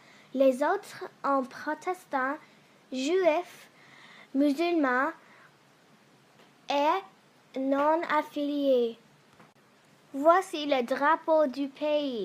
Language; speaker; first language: French; non-native, learner; English